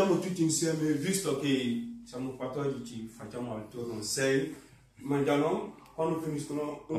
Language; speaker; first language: Italian; non-native, fluent; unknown